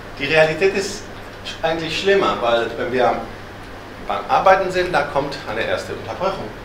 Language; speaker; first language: German; non-native, fluent; Spanish